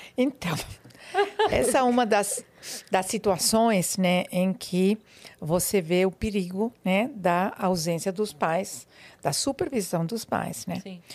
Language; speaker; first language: Portuguese; non-native, fluent; Spanish